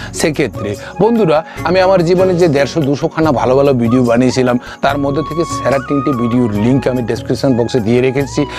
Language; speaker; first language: Bangla; non-native, local second language; Kok Borok